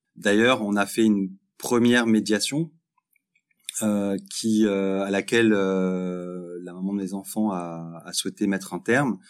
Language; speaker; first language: French; native; French